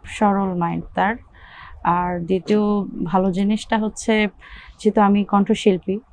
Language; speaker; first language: Bangla; native; Bangla